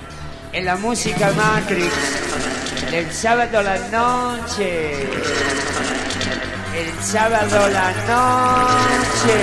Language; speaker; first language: Spanish; non-native, learner; Italian